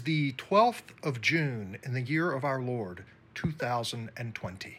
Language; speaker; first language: English; native; English